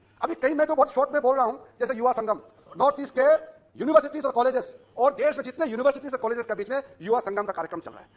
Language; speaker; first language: Hindi; non-native, local second language; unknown